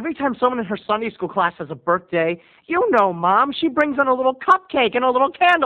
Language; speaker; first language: English; native; English